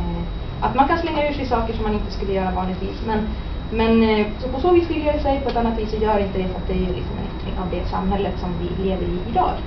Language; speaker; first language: Swedish; native; Swedish